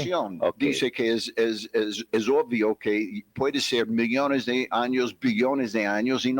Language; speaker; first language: Spanish; non-native, fluent; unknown